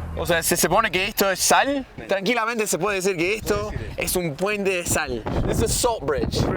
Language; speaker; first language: Spanish; non-native, fluent; English